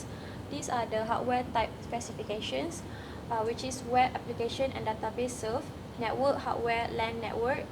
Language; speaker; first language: English; non-native, learner; Malay